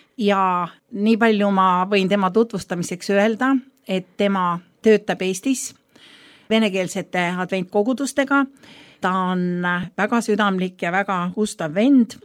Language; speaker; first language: Estonian; native; Estonian